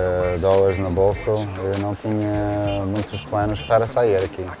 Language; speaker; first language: Portuguese; non-native, fluent; English